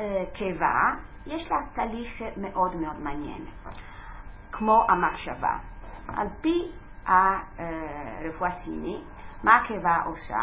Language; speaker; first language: Hebrew; non-native, fluent; Italian